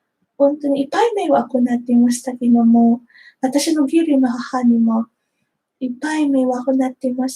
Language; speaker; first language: Japanese; non-native, fluent; Filipino